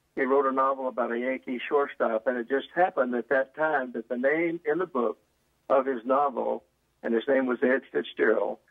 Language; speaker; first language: English; native; English